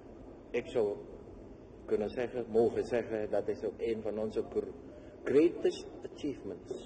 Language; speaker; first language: Dutch; non-native, fluent; Indonesian